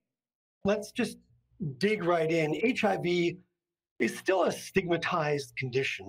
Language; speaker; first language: English; native; English